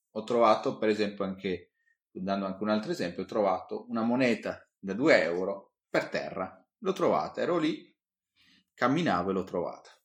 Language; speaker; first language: Italian; native; Italian